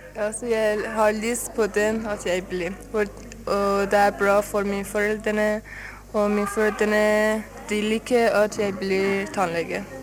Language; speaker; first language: Norwegian; non-native, learner; Persian